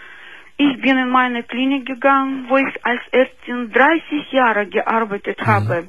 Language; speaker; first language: German; non-native, fluent; Russian